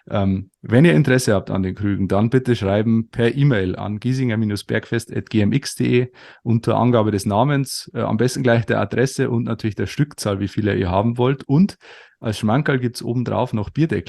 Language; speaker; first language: German; native; German